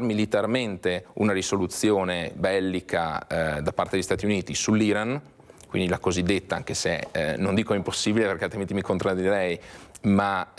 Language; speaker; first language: Italian; native; Italian